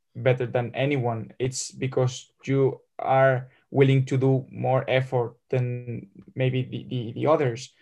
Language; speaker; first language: English; non-native, fluent; Spanish